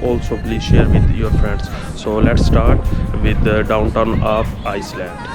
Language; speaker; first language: English; non-native, learner; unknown